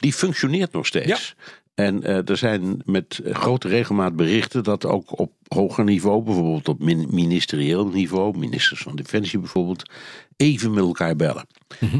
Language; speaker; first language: Dutch; native; Dutch